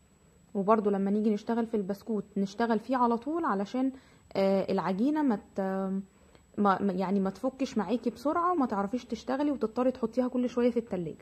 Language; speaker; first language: Arabic; native; Arabic